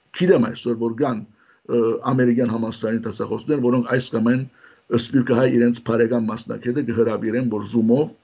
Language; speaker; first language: Armenian; early bilingual, heritage; Armenian